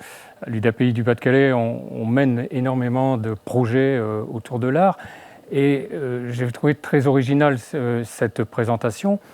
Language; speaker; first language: French; native; French